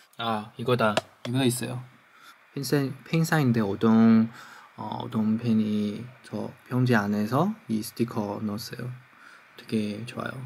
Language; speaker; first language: Korean; non-native, fluent; Chinese